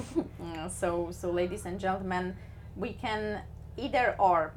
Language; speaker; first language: English; non-native, fluent; Polish